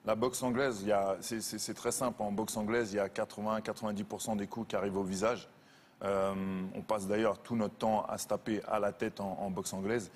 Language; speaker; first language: French; native; French